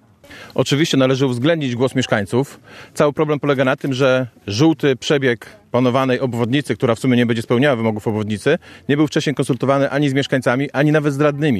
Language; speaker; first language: Polish; native; Polish